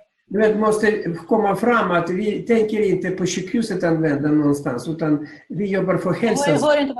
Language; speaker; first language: Swedish; non-native, learner; Russian